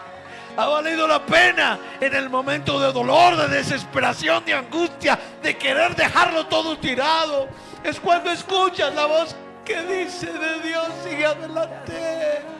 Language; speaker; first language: Spanish; native; Spanish